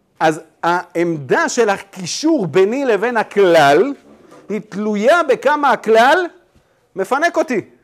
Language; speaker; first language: Hebrew; native; Hebrew